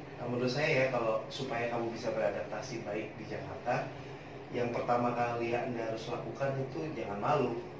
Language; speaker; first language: Indonesian; native; Indonesian